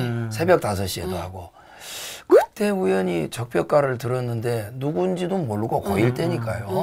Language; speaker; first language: Korean; native; Korean